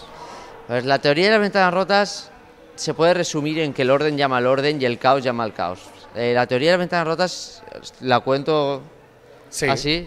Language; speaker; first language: Spanish; native; Spanish